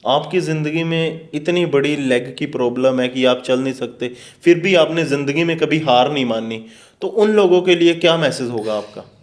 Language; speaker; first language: Hindi; non-native, local second language; Punjabi